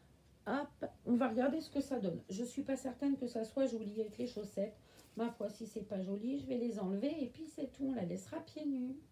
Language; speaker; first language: French; native; French